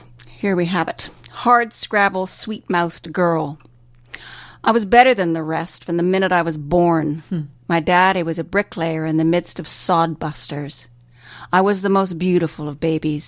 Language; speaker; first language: English; native; English